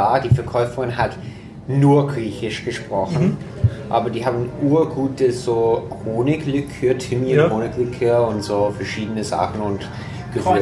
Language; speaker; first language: German; non-native, fluent; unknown